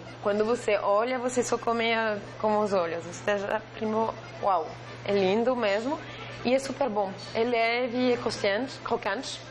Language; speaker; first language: Portuguese; non-native, fluent; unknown